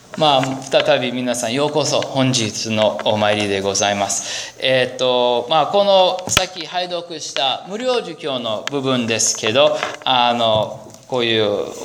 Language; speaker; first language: Japanese; non-native, fluent; English